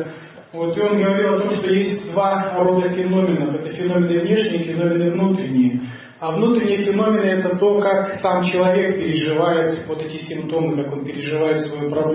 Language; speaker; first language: Russian; native; Russian